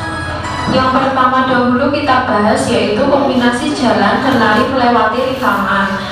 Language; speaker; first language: Indonesian; native; Indonesian